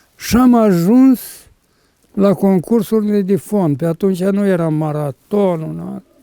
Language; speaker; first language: Romanian; native; Romanian